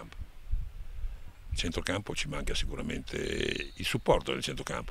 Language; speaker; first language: Italian; native; Italian